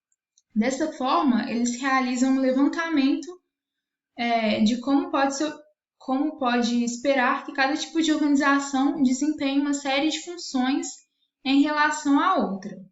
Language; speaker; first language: Portuguese; native; Portuguese